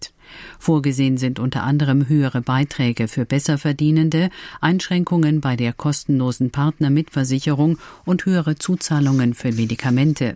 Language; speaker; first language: German; native; German